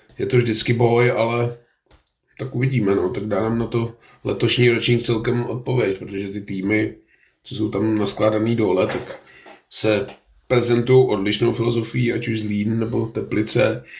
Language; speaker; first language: Czech; native; Czech